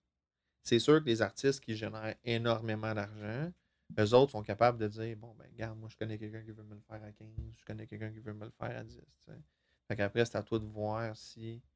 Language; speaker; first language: French; native; French